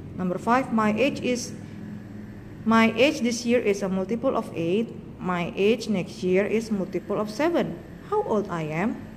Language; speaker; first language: English; non-native, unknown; Indonesian